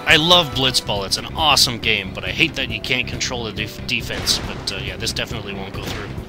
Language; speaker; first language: English; native; English